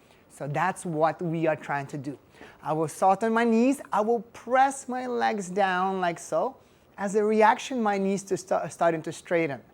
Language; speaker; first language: English; non-native, fluent; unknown